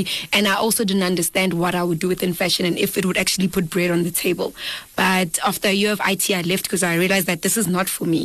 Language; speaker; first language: English; non-native, local second language; Northern Sotho